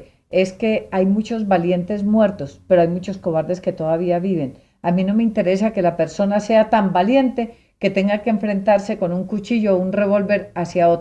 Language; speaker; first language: Spanish; native; Spanish